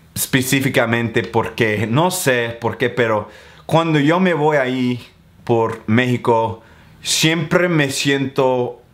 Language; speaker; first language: Spanish; non-native, fluent; English